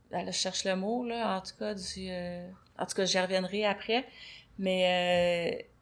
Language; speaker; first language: French; native; French